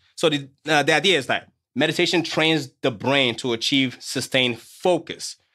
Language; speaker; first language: English; native; English